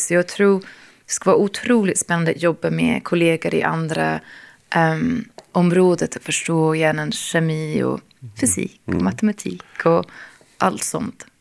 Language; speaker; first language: Swedish; non-native, fluent; English